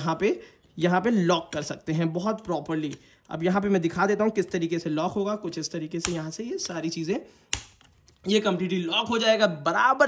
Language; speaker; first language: Hindi; native; Hindi